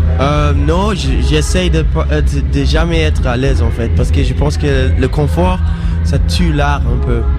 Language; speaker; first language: French; non-native, fluent; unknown